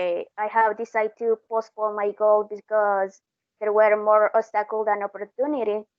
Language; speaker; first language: English; non-native, learner; Spanish